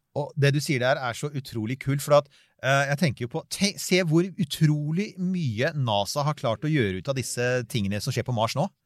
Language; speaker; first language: Norwegian; native; Norwegian